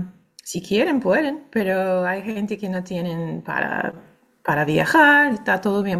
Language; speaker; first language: Spanish; non-native, fluent; English